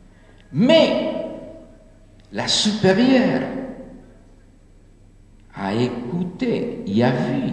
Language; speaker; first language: French; non-native, fluent; Spanish